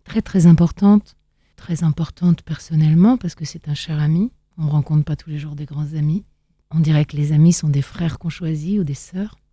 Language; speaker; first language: French; early bilingual, other home language; Italian